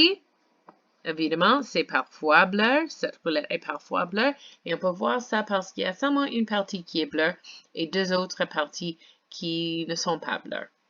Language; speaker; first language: French; non-native, fluent; English